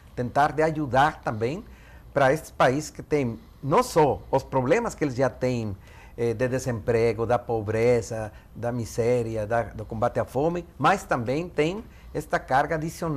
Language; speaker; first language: Portuguese; non-native, fluent; Spanish